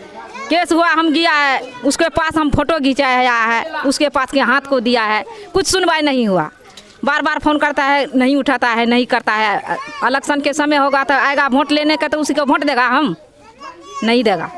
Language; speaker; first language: Hindi; non-native, local second language; Maithili